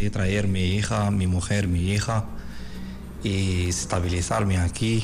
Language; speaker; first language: Spanish; non-native, learner; Arabic